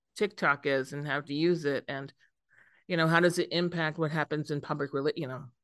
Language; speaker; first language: English; native; English